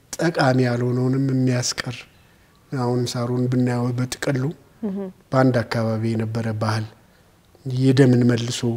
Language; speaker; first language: Amharic; native; Amharic